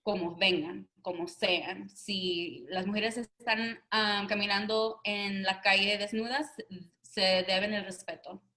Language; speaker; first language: Spanish; early bilingual, other home language; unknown